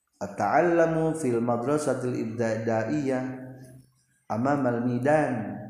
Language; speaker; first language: Arabic; non-native, fluent; Indonesian